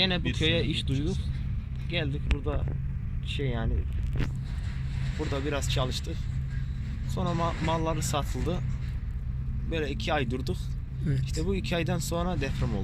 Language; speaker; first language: Turkish; non-native, local second language; Arabic